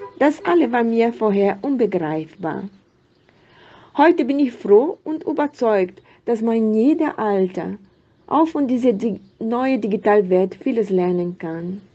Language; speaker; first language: German; non-native, fluent; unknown